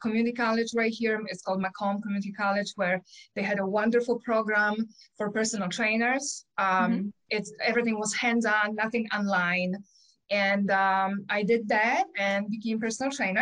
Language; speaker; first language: English; non-native, fluent; Polish